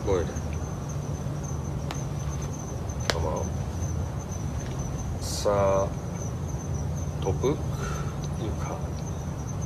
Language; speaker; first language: Turkish; non-native, learner; Japanese